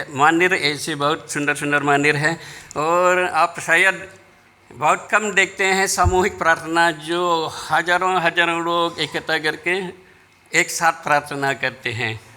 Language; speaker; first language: Hindi; non-native, fluent; Balinese